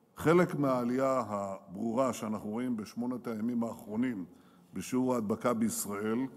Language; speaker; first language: Hebrew; native; Hebrew